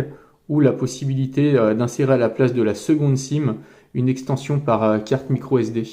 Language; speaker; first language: French; native; French